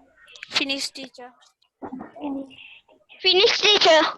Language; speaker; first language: English; non-native, local second language; Sinhala